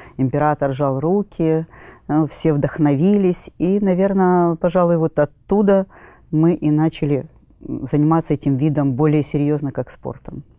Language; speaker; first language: Russian; native; Russian